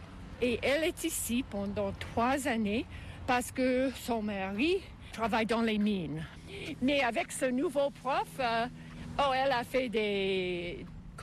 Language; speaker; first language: French; non-native, fluent; English